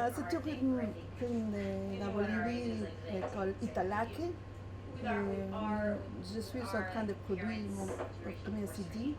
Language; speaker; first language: French; non-native, learner; Spanish